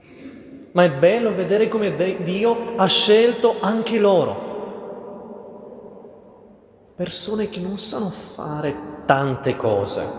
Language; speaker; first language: Italian; non-native, fluent; Portuguese